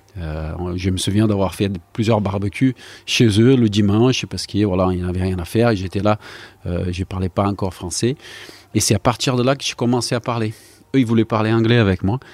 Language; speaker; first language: French; non-native, fluent; Portuguese